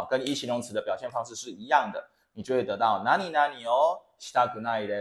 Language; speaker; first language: Japanese; non-native, fluent; Chinese